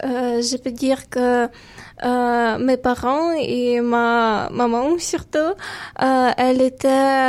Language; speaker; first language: French; non-native, fluent; Ukrainian